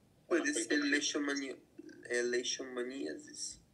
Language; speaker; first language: Spanish; non-native, learner; Portuguese